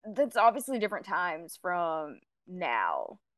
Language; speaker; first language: English; native; English